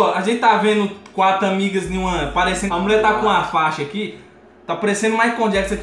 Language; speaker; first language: Portuguese; native; Portuguese